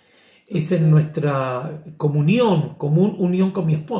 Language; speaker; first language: Spanish; native; Spanish